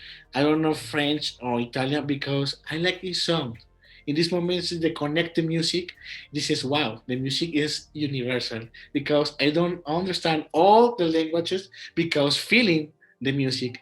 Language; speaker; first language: English; non-native, learner; Spanish